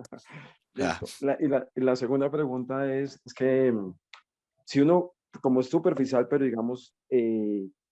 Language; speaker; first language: Spanish; native; Spanish